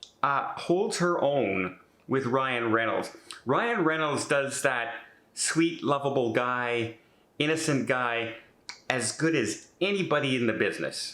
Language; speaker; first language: English; native; English